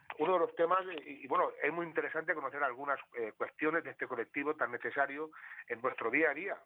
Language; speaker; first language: Spanish; native; Spanish